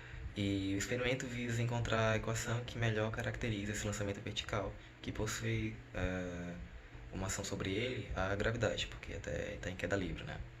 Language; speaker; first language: Portuguese; native; Portuguese